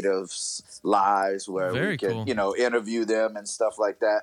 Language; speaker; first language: English; native; English